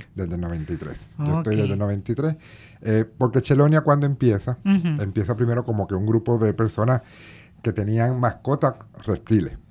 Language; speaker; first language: Spanish; native; Spanish